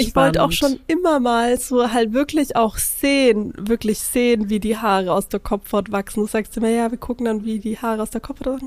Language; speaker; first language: German; native; German